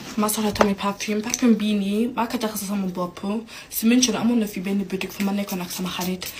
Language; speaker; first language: Wolof; early bilingual, heritage; Wolof